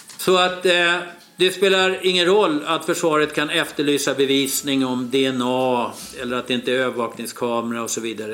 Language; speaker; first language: Swedish; native; Swedish